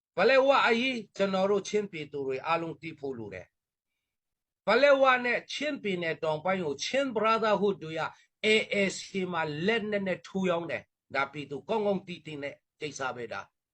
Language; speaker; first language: Burmese; non-native, local second language; Hakha Chin